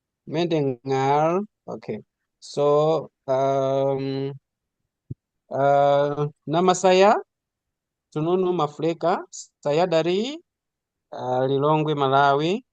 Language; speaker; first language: Indonesian; non-native, learner; Nyanja